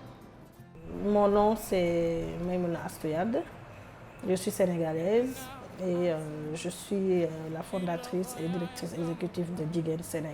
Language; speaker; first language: French; non-native, local second language; Wolof